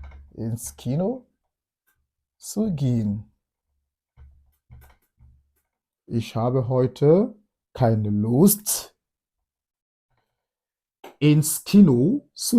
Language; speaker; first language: German; non-native, fluent; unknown